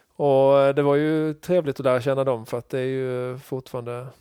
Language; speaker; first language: Swedish; native; Swedish